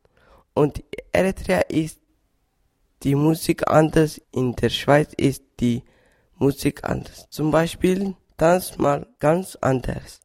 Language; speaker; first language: German; non-native, learner; Tigrinya